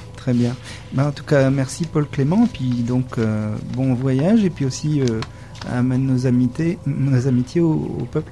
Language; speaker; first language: French; native; French